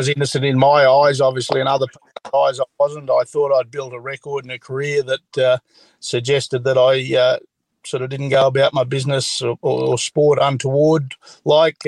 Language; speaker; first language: English; native; English